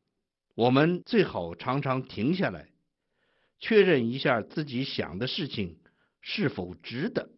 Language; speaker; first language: Chinese; native; Chinese